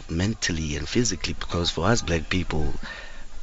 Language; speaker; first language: English; non-native, local second language; Xhosa